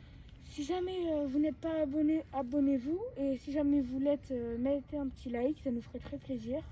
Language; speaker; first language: French; native; French